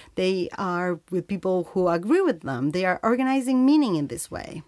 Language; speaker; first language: English; non-native, fluent; Spanish